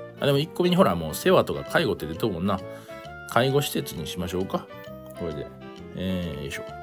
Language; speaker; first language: Japanese; native; Japanese